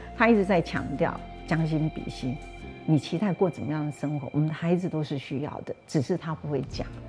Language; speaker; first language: Chinese; non-native, local second language; Hakka Chinese